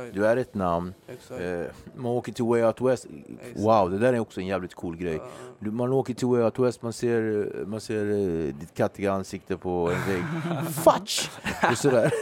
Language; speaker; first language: Swedish; native; Swedish